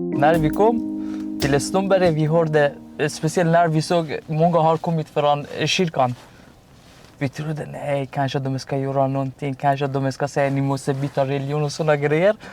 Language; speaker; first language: Swedish; non-native, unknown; Persian